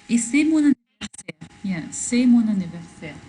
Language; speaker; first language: French; non-native, learner; Arabic